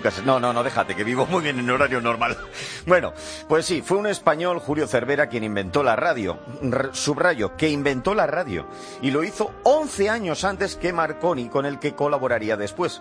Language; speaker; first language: Spanish; native; Spanish